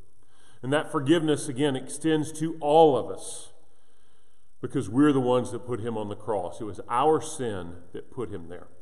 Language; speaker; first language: English; native; English